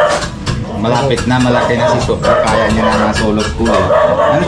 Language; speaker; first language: Filipino; non-native, learner; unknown